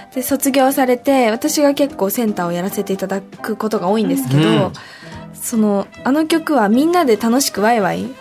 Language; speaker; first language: Japanese; native; Japanese